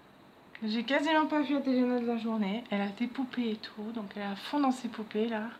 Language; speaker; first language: French; native; French